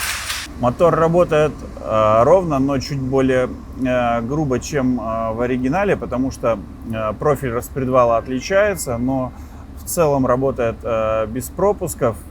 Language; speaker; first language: Russian; native; Russian